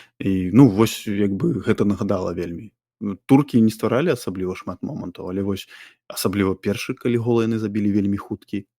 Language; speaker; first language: Belarusian; non-native, local second language; Russian